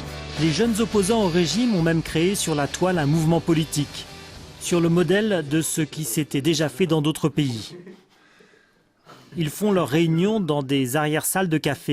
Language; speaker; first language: French; native; French